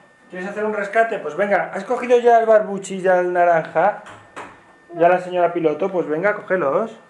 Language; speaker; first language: Spanish; native; Spanish